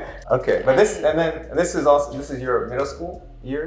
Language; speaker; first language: English; native; English